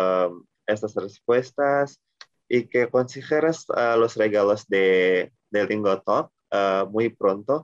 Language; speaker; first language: Spanish; non-native, learner; Indonesian